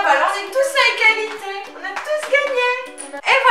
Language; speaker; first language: French; native; French